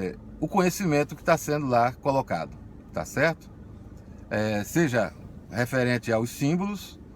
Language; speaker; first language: Portuguese; native; Portuguese